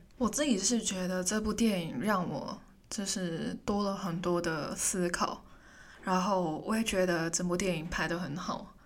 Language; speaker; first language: Chinese; non-native, local second language; Cantonese